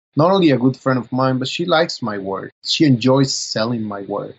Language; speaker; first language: English; non-native, fluent; Spanish